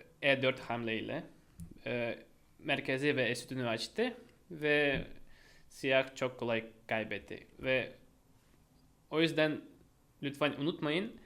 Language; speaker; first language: Turkish; non-native, fluent; Russian